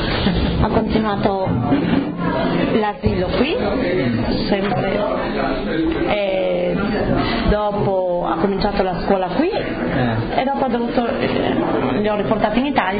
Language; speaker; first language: Italian; native; Italian